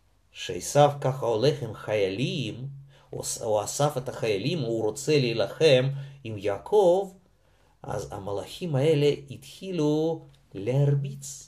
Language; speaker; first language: Hebrew; non-native, fluent; Russian